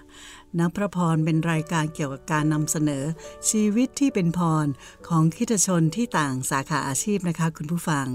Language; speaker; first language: Thai; native; Thai